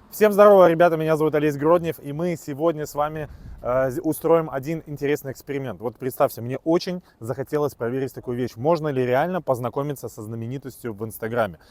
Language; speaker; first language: Russian; native; Russian